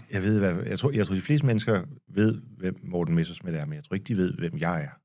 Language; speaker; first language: Danish; native; Danish